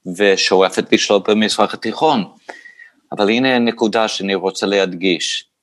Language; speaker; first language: Hebrew; non-native, fluent; English